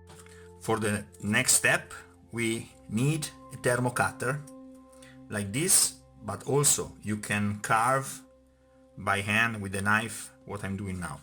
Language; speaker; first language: English; non-native, fluent; Italian